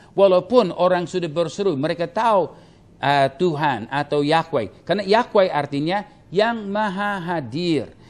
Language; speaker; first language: Indonesian; non-native, fluent; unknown